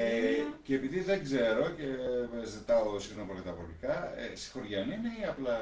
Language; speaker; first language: Greek; native; Greek